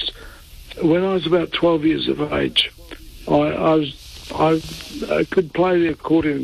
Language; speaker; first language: English; non-native, local second language; Italian